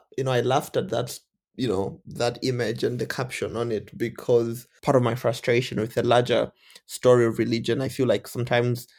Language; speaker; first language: English; non-native, local second language; Bemba